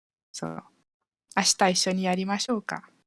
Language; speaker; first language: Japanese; non-native, fluent; Malay